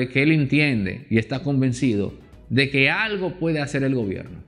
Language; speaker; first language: Spanish; native; Spanish